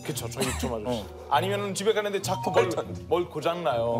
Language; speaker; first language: Korean; non-native, fluent; Italian